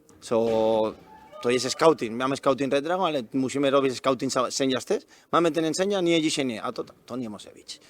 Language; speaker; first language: Polish; non-native, learner; Spanish